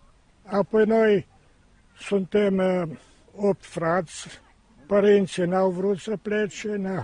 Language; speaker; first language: Romanian; non-native, local second language; German